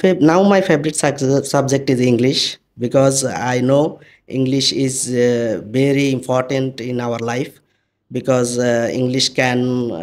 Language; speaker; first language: English; non-native, learner; Bangla